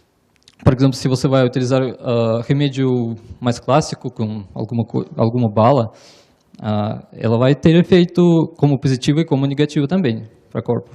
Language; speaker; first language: Portuguese; non-native, learner; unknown